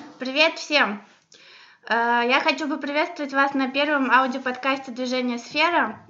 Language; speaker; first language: Russian; native; Russian